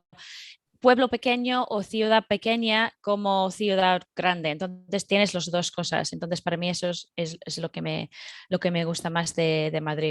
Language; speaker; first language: Spanish; non-native, fluent; English